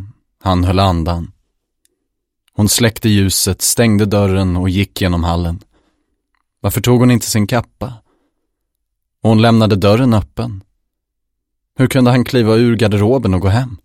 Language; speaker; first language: Swedish; native; Swedish